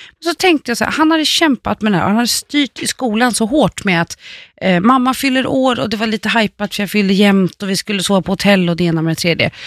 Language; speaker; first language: Swedish; native; Swedish